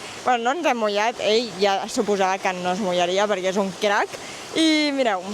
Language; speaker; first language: Catalan; native; Catalan